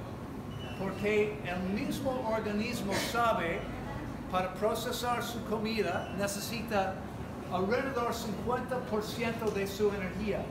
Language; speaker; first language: Spanish; non-native, learner; English